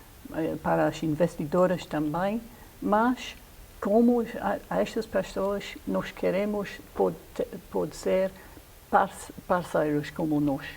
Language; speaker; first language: Portuguese; non-native, fluent; English